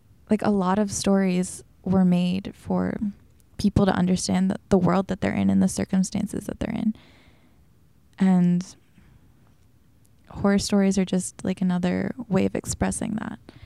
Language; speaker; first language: English; early bilingual, other home language; Spanish